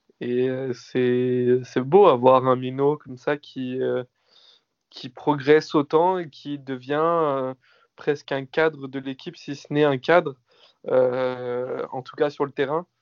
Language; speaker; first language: French; native; French